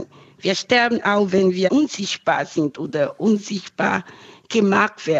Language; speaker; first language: German; non-native, fluent; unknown